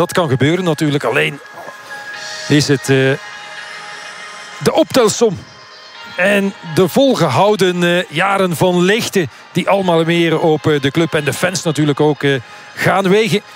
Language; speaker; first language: Dutch; native; Dutch